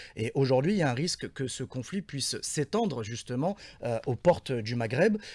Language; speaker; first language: French; non-native, local second language; Arabic